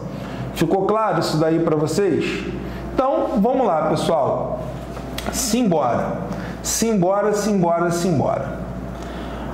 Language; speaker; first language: Portuguese; native; Portuguese